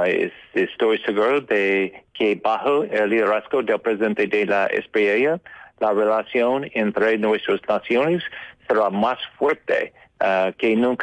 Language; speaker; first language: Spanish; non-native, learner; English